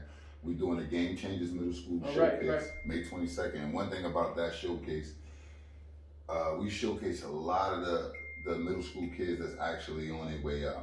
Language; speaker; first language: English; native; English